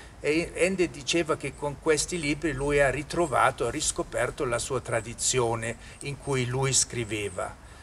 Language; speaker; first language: Italian; early bilingual, other home language; German